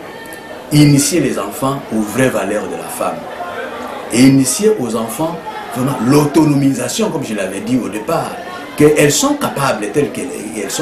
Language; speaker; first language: French; native; French